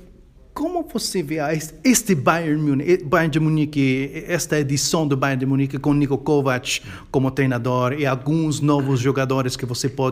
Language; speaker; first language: Portuguese; non-native, fluent; Spanish